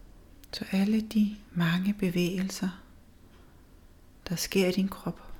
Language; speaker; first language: Danish; native; Danish